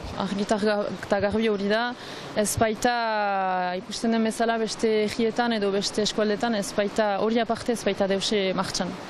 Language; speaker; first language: Basque; native; Basque